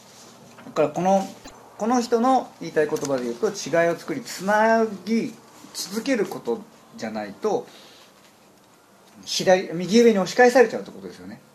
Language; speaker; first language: Japanese; native; Japanese